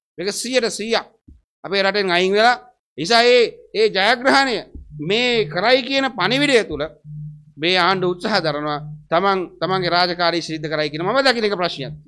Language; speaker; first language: Sinhala; native; Sinhala